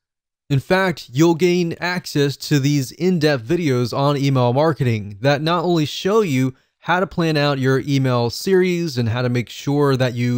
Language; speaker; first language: English; native; English